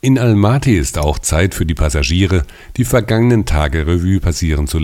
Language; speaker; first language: German; native; German